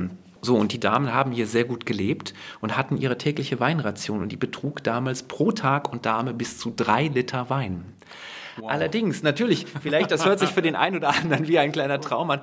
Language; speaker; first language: German; native; German